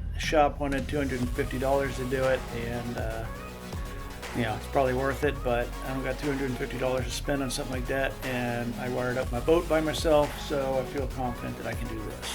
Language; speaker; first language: English; native; English